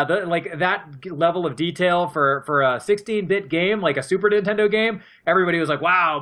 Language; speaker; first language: English; native; English